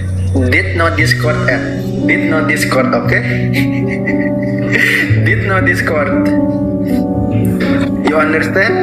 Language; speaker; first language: English; non-native, learner; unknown